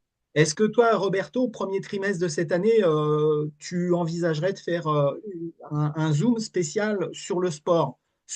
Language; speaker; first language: French; native; French